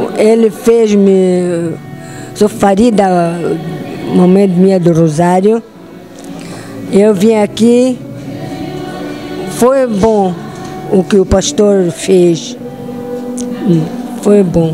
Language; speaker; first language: Portuguese; non-native, local second language; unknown